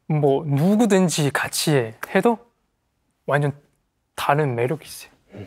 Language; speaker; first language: Korean; non-native, fluent; Chinese